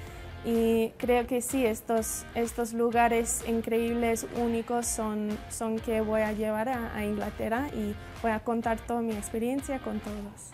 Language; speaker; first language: Spanish; non-native, fluent; English